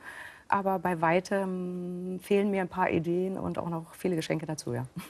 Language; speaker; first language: German; native; German